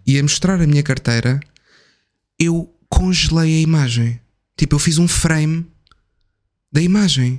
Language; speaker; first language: Portuguese; native; Portuguese